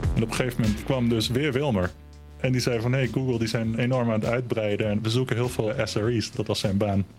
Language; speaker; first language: Dutch; early bilingual, other home language; German